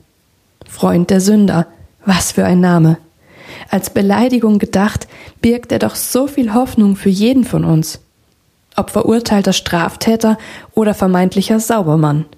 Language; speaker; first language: German; native; German